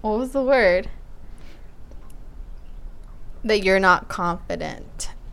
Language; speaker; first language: English; early bilingual, other home language; Spanish